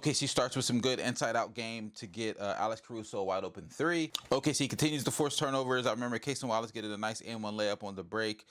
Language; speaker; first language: English; native; English